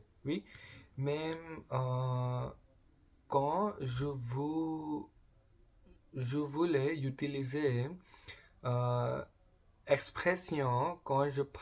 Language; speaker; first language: French; non-native, learner; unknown